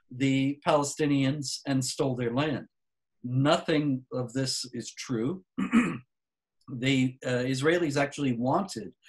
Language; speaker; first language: English; native; English